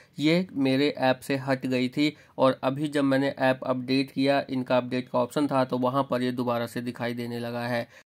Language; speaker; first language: Hindi; native; Hindi